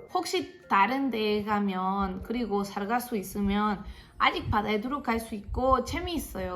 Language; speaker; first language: Korean; non-native, fluent; Spanish